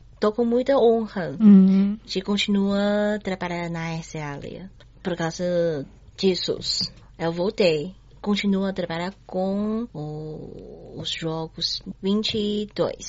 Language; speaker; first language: Portuguese; non-native, learner; Chinese